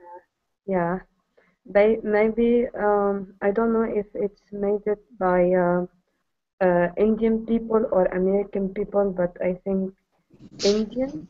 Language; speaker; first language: English; non-native, learner; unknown